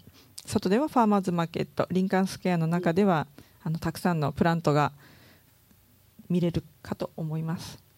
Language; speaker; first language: Japanese; native; Japanese